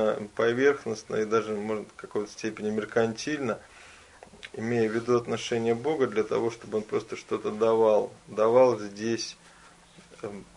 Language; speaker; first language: Russian; native; Russian